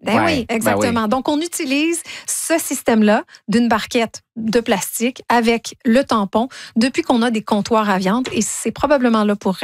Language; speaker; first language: French; native; French